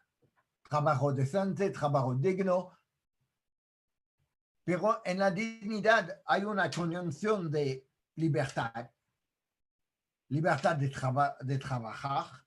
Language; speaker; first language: Spanish; non-native, fluent; French